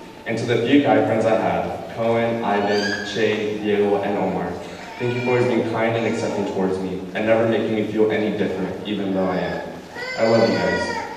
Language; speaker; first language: English; early bilingual, other home language; Spanish